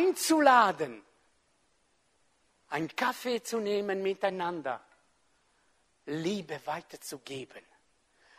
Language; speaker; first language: German; non-native, fluent; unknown